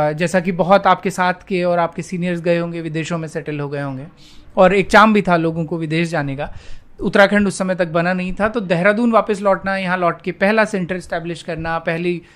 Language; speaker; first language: Hindi; native; Hindi